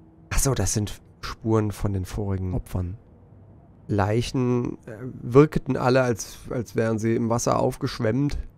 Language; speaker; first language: German; native; German